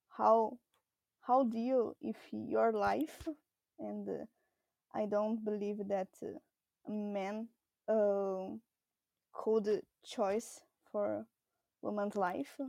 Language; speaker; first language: English; non-native, learner; Portuguese